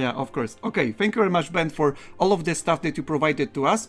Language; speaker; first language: English; non-native, fluent; Polish